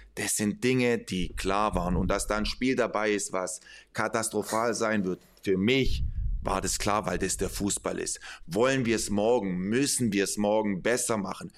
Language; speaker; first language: German; early bilingual, other home language; Spanish